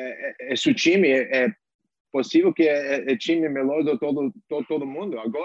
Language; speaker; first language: Portuguese; non-native, learner; English